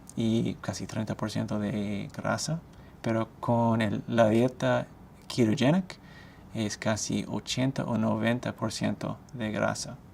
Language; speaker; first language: Spanish; non-native, fluent; English